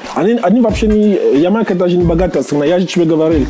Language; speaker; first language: Russian; non-native, fluent; Jamaican Creole English